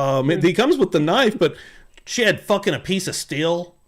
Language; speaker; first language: English; native; English